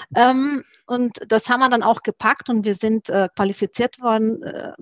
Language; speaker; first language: German; early bilingual, other home language; Romanian